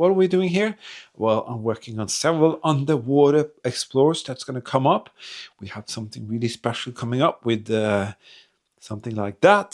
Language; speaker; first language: English; non-native, fluent; Norwegian